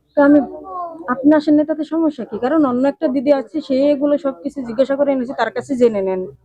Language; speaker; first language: Bangla; native; Bangla